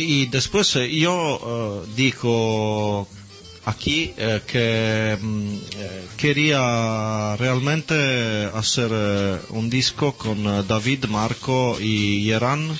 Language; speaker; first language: Spanish; non-native, learner; Italian